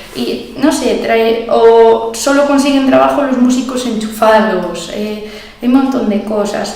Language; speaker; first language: Spanish; native; Spanish